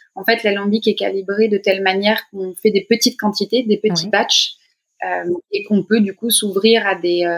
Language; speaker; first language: French; native; French